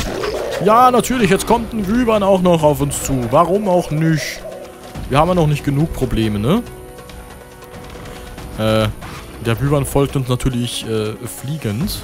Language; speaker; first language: German; native; German